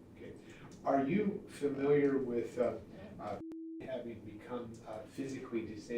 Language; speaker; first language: English; native; English